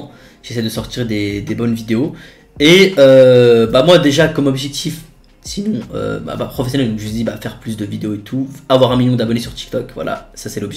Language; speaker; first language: French; native; French